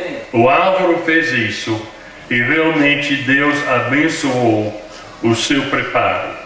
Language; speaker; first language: Portuguese; non-native, fluent; English